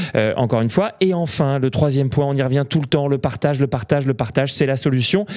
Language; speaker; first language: French; native; French